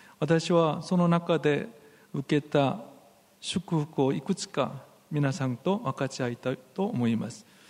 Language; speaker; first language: Japanese; non-native, fluent; Korean